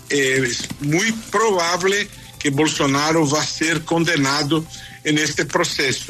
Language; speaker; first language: Spanish; non-native, fluent; Portuguese